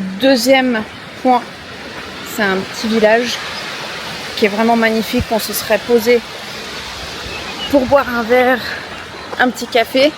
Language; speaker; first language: French; native; French